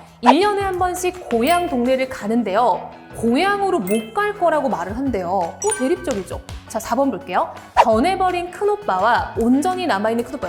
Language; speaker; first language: Korean; native; Korean